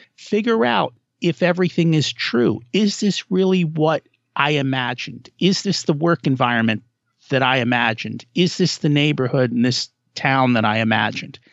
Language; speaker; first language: English; native; English